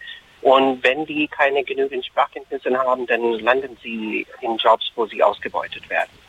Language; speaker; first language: German; non-native, fluent; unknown